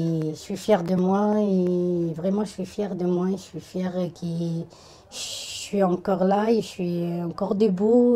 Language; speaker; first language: French; non-native, fluent; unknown